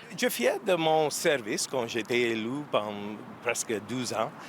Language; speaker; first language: French; non-native, learner; English